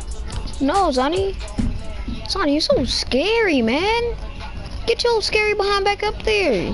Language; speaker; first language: English; native; English